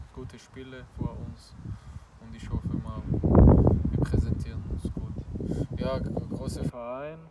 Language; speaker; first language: German; non-native, fluent; Georgian